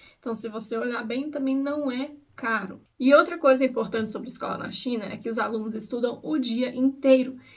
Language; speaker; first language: Portuguese; early bilingual, heritage; Portuguese